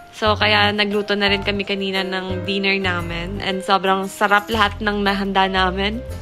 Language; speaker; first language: Filipino; native; Filipino